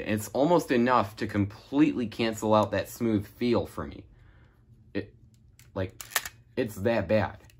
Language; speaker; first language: English; native; English